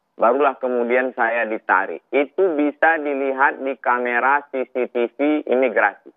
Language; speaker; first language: Indonesian; native; Indonesian